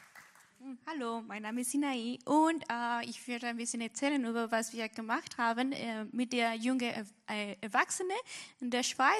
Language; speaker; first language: German; non-native, learner; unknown